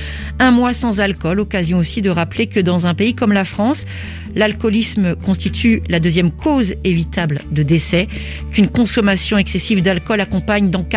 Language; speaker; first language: French; native; French